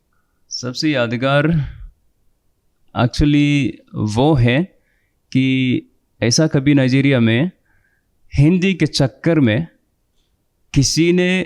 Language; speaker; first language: Hindi; non-native, fluent; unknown